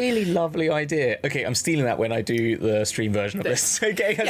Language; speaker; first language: English; native; English